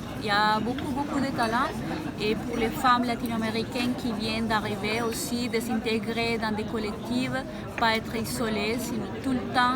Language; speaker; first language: French; non-native, fluent; Spanish